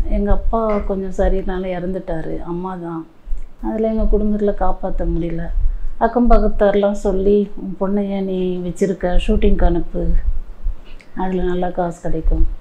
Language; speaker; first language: Tamil; native; Tamil